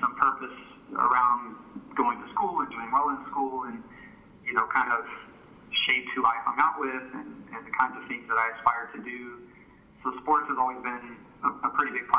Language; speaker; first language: English; native; English